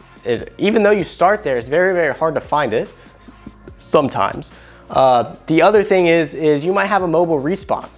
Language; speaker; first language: English; native; English